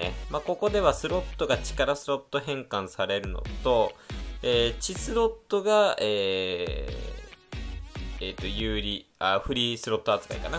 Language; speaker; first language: Japanese; native; Japanese